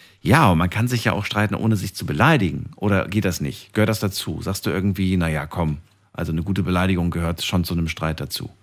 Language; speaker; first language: German; native; German